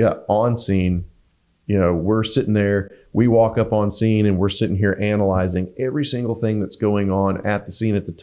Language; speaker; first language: English; native; English